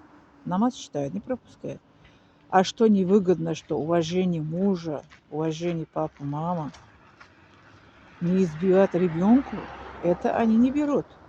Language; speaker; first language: Russian; non-native, learner; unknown